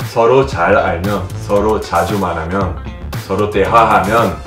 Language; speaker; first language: Korean; non-native, fluent; Portuguese